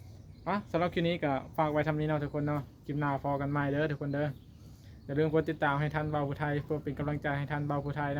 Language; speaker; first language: Thai; non-native, local second language; Northeastern Thai